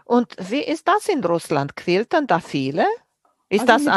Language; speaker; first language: German; native; German